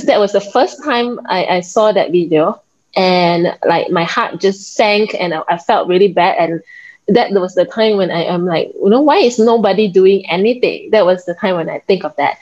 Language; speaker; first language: English; non-native, local second language; Min Nan Chinese